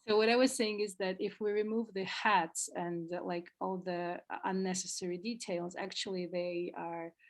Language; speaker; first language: English; non-native, fluent; Georgian